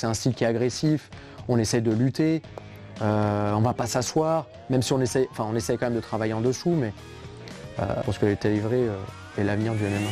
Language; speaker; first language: French; native; French